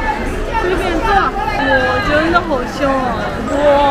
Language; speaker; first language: Chinese; non-native, learner; Armenian